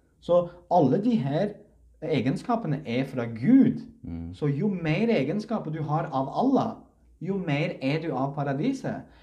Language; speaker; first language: Norwegian; early bilingual, other home language; Uzbek